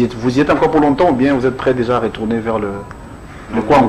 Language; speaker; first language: French; non-native, local second language; Lingala